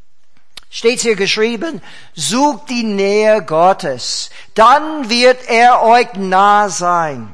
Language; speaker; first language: German; non-native, fluent; English